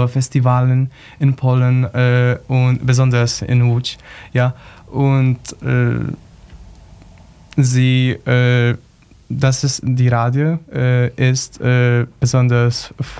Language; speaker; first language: German; non-native, learner; Polish